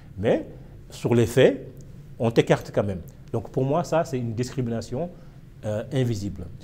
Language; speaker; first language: French; non-native, local second language; Wolof